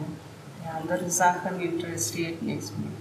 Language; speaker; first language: German; non-native, learner; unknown